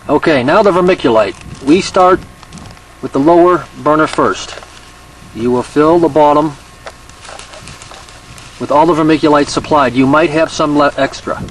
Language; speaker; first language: English; native; English